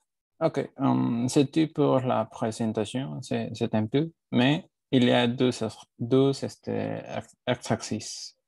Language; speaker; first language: French; non-native, learner; Spanish